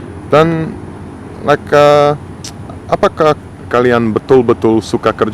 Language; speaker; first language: Indonesian; non-native, fluent; English